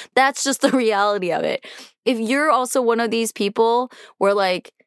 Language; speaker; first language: English; native; English